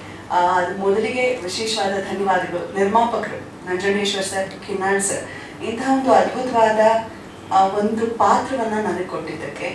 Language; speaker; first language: Kannada; native; Kannada